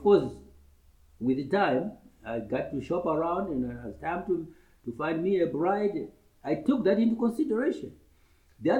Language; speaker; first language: English; non-native, local second language; Shona